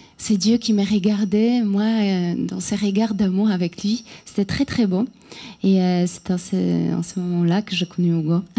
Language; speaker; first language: French; non-native, fluent; Polish